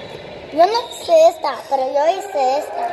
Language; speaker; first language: Spanish; early bilingual, heritage; Spanish